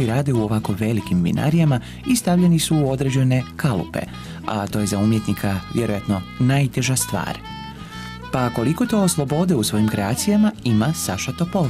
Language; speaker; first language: Croatian; native; Croatian